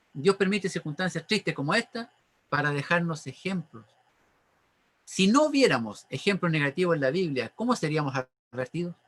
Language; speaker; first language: Spanish; native; Spanish